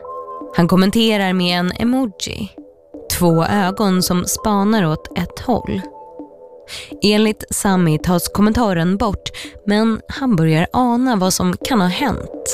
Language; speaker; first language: Swedish; native; Swedish